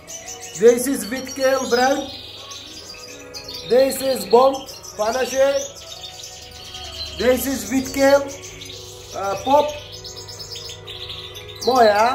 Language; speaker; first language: Dutch; non-native, learner; Turkish